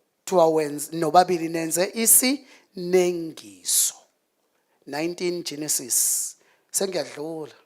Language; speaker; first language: Zulu; native; Zulu